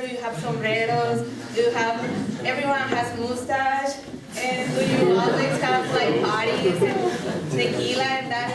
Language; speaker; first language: English; non-native, learner; Spanish